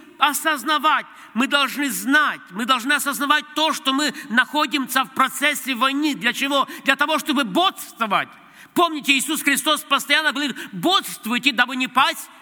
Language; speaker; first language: Russian; non-native, local second language; Ukrainian